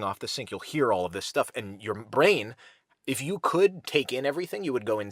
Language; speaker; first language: English; native; English